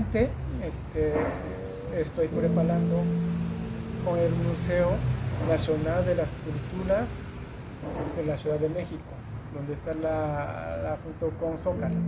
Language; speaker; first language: Spanish; non-native, learner; Japanese